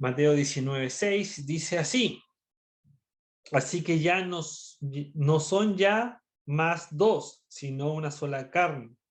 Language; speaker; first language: Spanish; native; Spanish